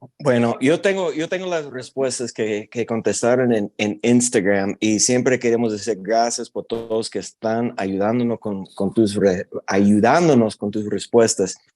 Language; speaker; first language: Spanish; non-native, fluent; English